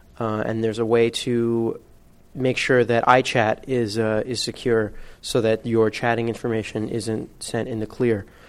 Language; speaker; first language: English; native; English